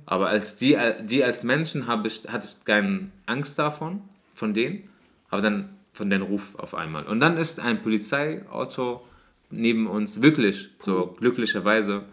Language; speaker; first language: German; non-native, fluent; Arabic